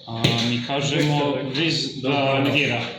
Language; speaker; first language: Bosnian; native; Bosnian